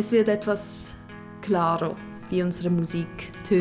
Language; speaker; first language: German; non-native, local second language; English